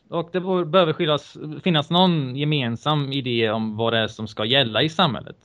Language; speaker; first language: Swedish; early bilingual, other home language; Bosnian